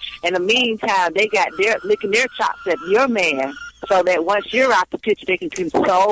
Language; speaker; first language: English; native; English